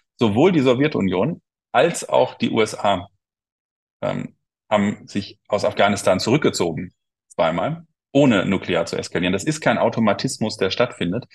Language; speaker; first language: German; native; German